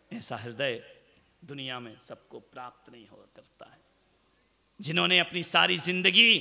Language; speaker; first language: Hindi; native; Hindi